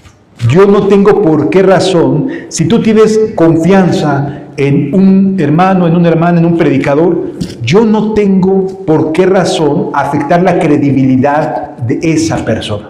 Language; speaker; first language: Spanish; native; Spanish